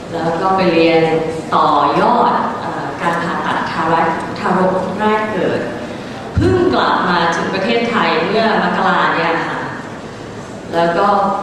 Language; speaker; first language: Thai; early bilingual, other home language; English